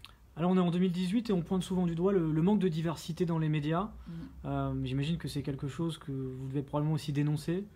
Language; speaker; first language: French; native; French